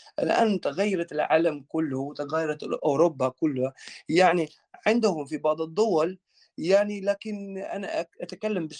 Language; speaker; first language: Arabic; non-native, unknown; Albanian